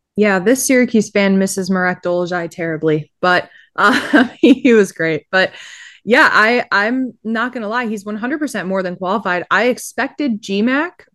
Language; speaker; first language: English; native; English